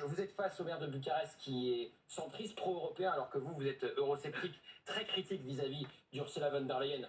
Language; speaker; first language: French; native; French